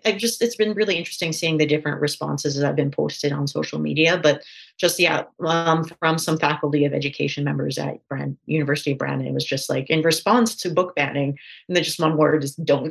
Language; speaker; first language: English; native; English